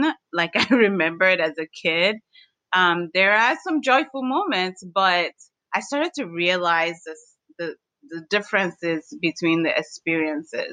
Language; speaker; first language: English; native; English